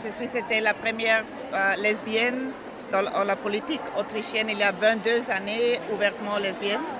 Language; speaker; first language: French; non-native, learner; German